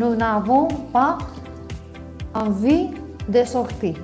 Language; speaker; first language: French; non-native, learner; Spanish